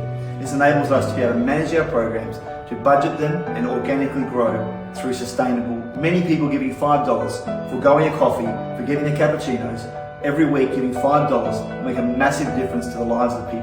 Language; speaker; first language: English; native; English